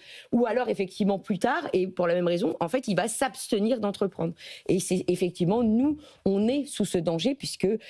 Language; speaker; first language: French; native; French